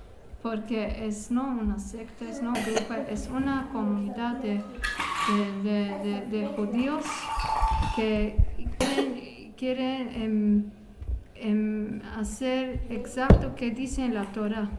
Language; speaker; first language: Spanish; non-native, learner; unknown